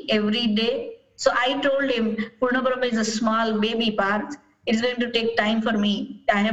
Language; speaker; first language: English; non-native, local second language; Marathi